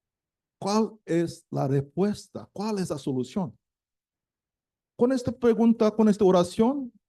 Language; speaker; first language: Spanish; non-native, learner; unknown